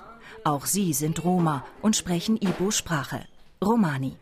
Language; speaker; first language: German; native; German